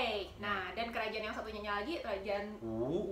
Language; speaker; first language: Indonesian; native; Indonesian